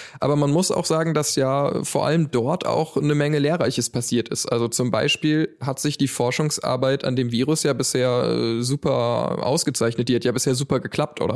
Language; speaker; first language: German; native; German